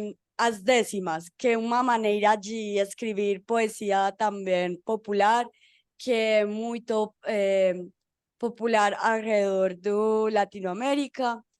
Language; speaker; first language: Portuguese; non-native, fluent; Spanish